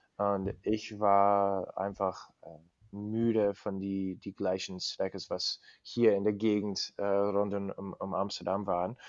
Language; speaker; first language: German; non-native, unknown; English